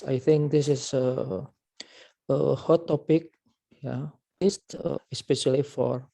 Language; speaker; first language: English; non-native, fluent; Indonesian